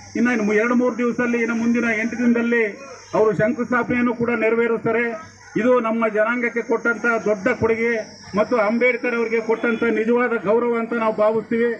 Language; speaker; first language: Kannada; native; Kannada